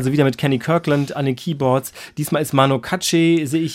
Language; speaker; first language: German; native; German